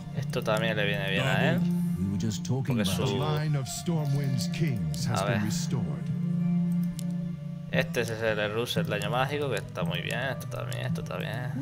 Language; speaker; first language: Spanish; native; Spanish